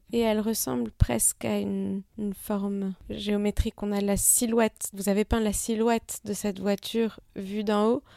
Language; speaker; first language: French; non-native, fluent; Hebrew